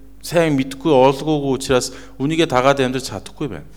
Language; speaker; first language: Mongolian; non-native, fluent; Korean